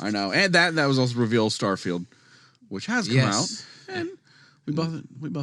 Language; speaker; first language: English; native; English